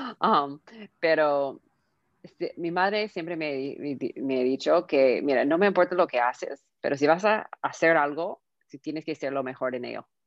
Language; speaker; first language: Spanish; non-native, fluent; English